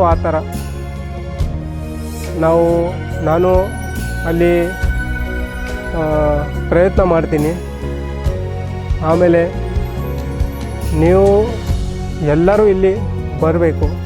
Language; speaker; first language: Kannada; non-native, local second language; Marathi